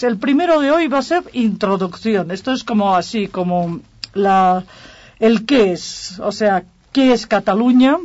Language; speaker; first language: Spanish; native; Spanish